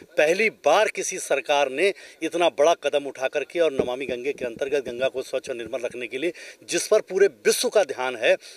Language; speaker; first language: Hindi; native; Hindi